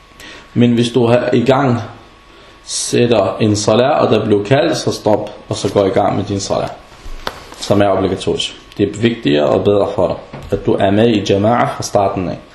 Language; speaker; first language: Danish; non-native, fluent; Arabic